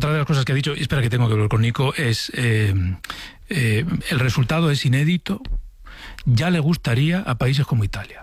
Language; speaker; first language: Spanish; native; Spanish